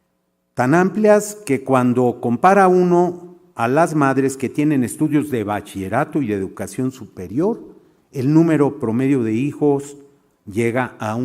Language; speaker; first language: Spanish; native; Spanish